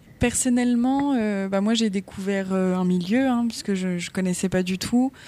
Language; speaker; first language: French; native; French